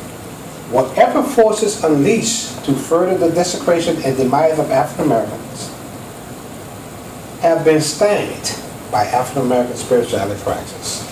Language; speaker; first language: English; native; English